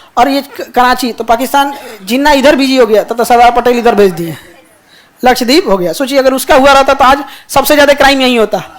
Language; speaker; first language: Hindi; native; Hindi